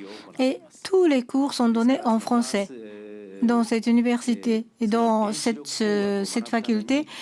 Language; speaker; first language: French; non-native, fluent; Japanese